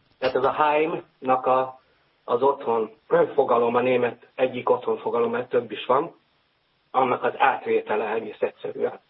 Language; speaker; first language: Hungarian; native; Hungarian